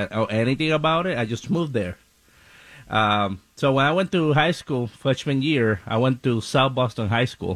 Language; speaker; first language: English; non-native, fluent; Spanish